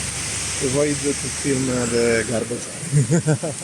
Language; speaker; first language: English; non-native, learner; Italian